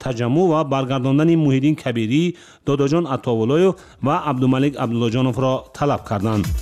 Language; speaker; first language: Tajik; native; Tajik